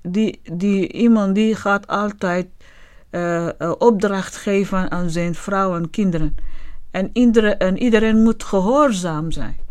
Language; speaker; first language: Dutch; non-native, learner; Arabic